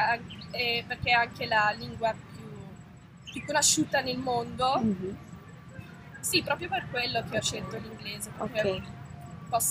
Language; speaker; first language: Italian; non-native, local second language; German